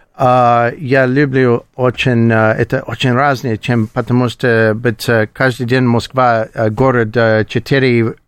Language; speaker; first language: Russian; non-native, learner; English